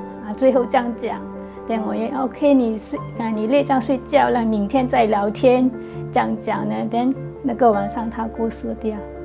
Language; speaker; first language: Chinese; non-native, fluent; Burmese